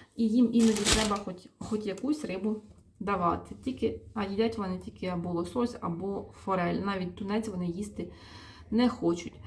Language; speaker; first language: Ukrainian; non-native, local second language; Russian